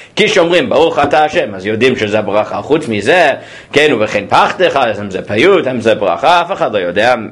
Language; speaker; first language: Hebrew; non-native, fluent; English